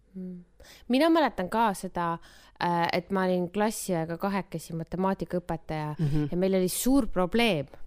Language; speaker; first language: Estonian; native; Estonian